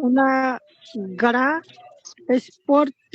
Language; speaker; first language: Italian; non-native, learner; Bangla